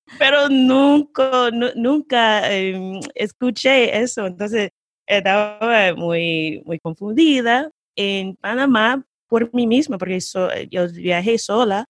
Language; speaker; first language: Spanish; non-native, fluent; English